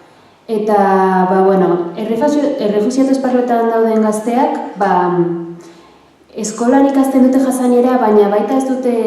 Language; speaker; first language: Basque; early bilingual, other home language; Arabic